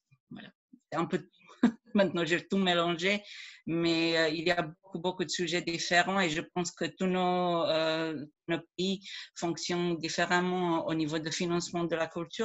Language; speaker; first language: French; non-native, fluent; Croatian